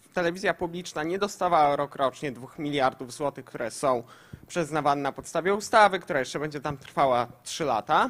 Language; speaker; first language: Polish; native; Polish